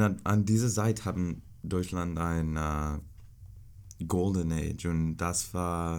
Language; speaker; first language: German; non-native, learner; English